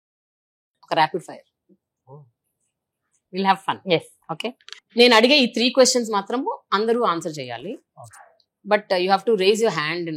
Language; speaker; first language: Telugu; native; Telugu